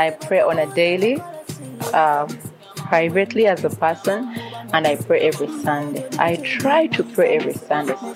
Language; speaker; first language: English; non-native, local second language; Ganda